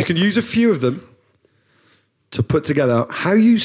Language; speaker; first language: English; native; English